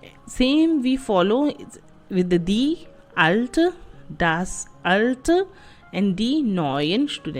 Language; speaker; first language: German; non-native, fluent; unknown